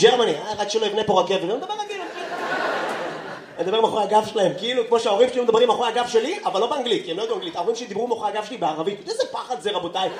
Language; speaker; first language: Hebrew; native; Hebrew